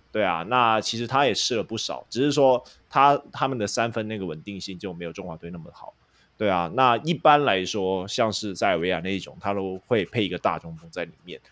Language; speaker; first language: Chinese; non-native, local second language; Cantonese